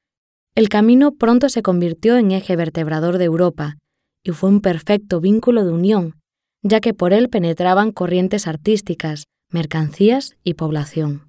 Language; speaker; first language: Spanish; native; Spanish